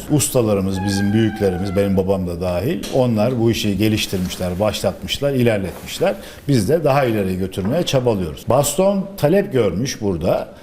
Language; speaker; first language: Turkish; native; Turkish